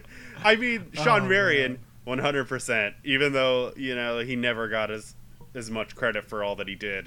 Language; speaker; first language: English; native; English